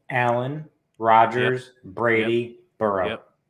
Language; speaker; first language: English; native; English